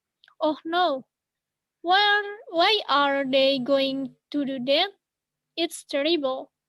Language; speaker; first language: English; non-native, learner; Indonesian